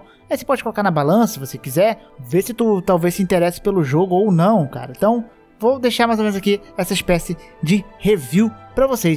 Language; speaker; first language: Portuguese; native; Portuguese